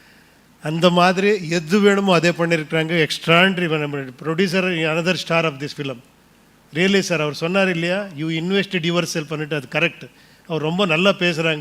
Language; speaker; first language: Tamil; non-native, local second language; Kannada